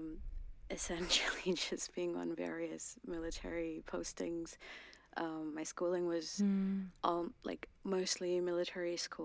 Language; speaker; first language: English; non-native, local second language; Garhwali